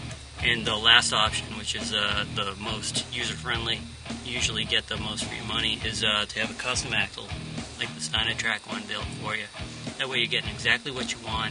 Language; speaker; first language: English; native; English